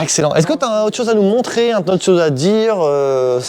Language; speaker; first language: French; native; French